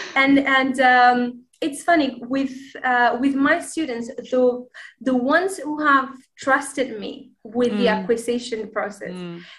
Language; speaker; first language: English; non-native, fluent; Spanish